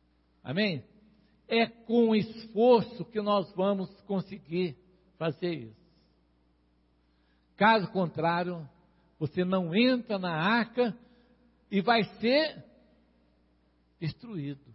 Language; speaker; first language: Portuguese; native; Portuguese